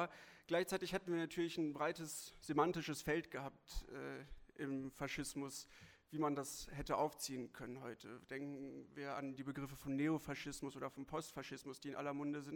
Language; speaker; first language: German; native; German